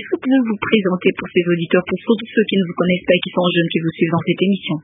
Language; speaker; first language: French; non-native, local second language; Lingala